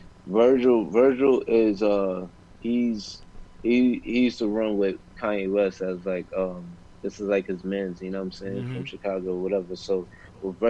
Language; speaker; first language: English; native; English